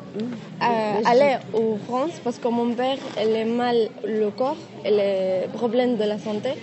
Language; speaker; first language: French; non-native, learner; Arabic